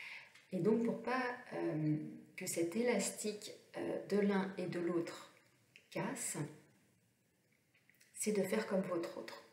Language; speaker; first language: French; native; French